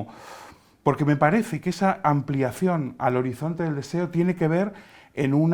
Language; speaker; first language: Spanish; native; Spanish